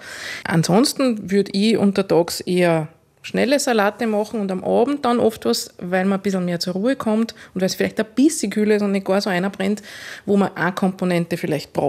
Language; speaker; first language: German; native; German